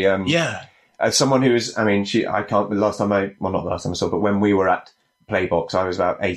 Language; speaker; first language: English; native; English